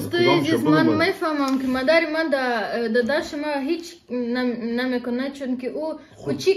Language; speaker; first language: Persian; non-native, learner; German